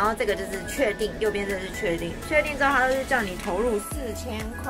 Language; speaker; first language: Chinese; native; Chinese